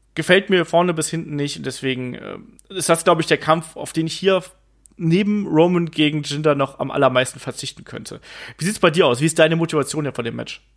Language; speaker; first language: German; native; German